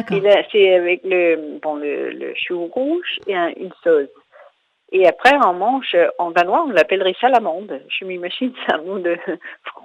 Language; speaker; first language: French; non-native, fluent; Danish